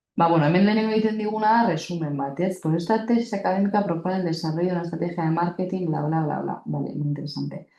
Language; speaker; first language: Spanish; non-native, local second language; Basque